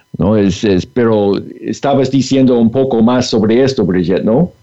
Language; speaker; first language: Spanish; non-native, fluent; English